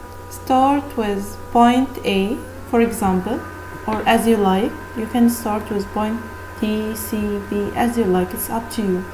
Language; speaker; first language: English; non-native, fluent; Arabic